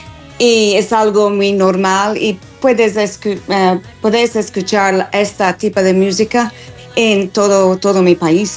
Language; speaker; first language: Spanish; non-native, fluent; English